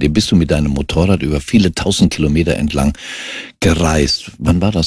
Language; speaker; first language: German; native; German